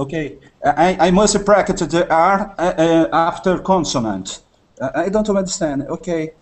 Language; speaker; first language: English; non-native, learner; Russian